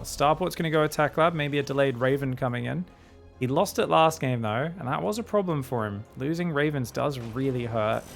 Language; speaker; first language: English; native; English